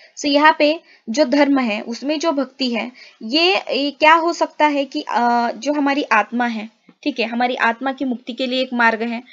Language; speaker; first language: Hindi; non-native, local second language; Marathi